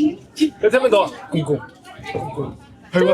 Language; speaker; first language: Cantonese; native; Cantonese